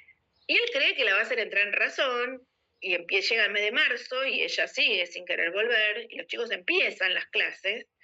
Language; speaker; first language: Spanish; native; Spanish